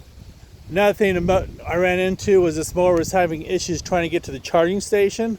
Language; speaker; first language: English; native; English